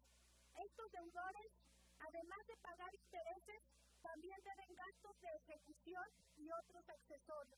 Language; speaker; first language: Spanish; native; Spanish